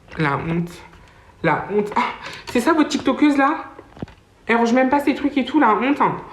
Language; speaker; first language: French; early bilingual, other home language; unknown